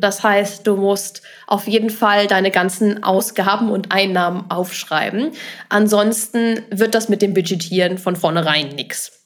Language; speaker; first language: German; native; German